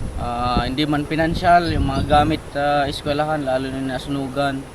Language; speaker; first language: Filipino; non-native, local second language; Iloko